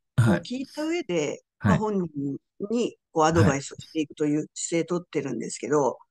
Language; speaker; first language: Japanese; native; Japanese